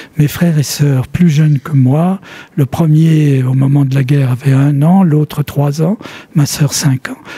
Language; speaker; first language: French; early bilingual, other home language; Polish